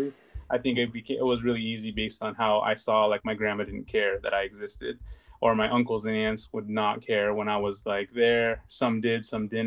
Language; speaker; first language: English; native; English